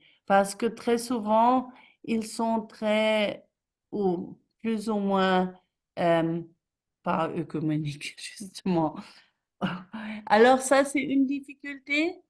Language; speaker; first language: French; non-native, fluent; German